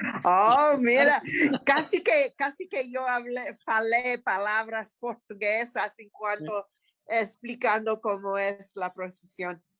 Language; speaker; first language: Spanish; non-native, fluent; English